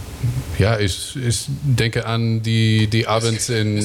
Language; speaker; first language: German; non-native, learner; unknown